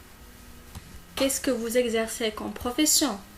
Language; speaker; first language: French; non-native, local second language; Arabic